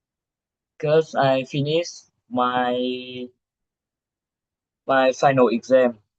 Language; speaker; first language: English; non-native, learner; Vietnamese